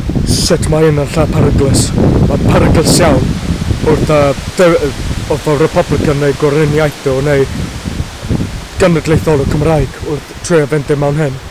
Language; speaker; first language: Welsh; non-native, learner; English